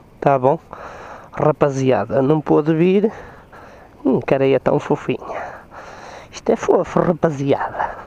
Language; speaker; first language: Portuguese; native; Portuguese